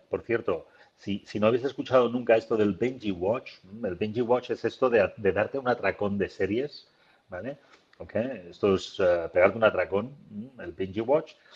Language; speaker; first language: Spanish; native; Spanish